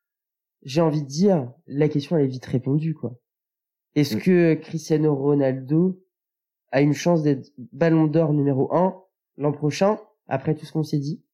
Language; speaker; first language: French; native; French